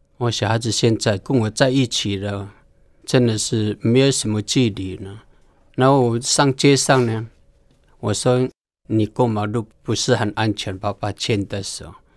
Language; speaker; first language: Chinese; non-native, local second language; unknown